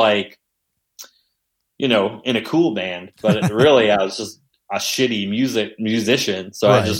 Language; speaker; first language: English; native; English